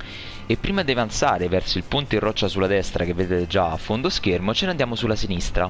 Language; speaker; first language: Italian; native; Italian